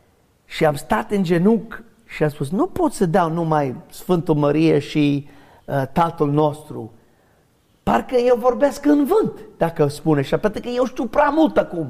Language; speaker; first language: Romanian; non-native, learner; English